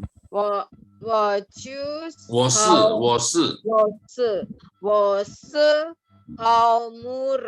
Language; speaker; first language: Chinese; non-native, learner; Indonesian